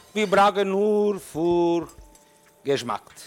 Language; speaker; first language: German; non-native, learner; Italian